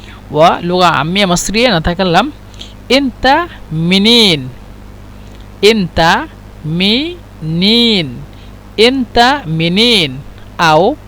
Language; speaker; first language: Arabic; non-native, fluent; Bangla